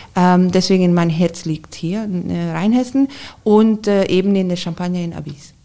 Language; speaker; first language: German; non-native, fluent; Hungarian